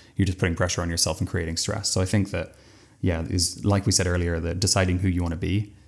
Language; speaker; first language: English; native; English